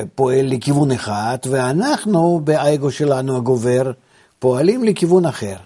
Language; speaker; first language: Hebrew; non-native, fluent; Russian